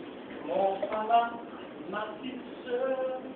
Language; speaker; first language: French; non-native, learner; English